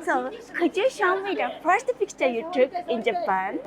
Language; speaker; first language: English; non-native, learner; Japanese